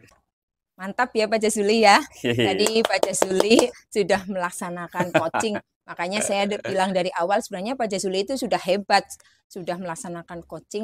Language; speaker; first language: Indonesian; native; Indonesian